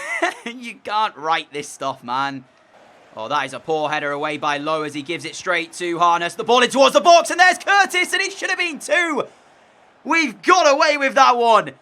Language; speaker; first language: English; native; English